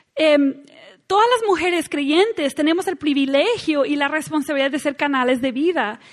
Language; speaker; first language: Spanish; non-native, fluent; English